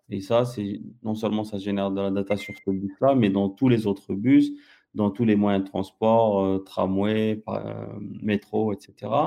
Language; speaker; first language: French; non-native, local second language; Arabic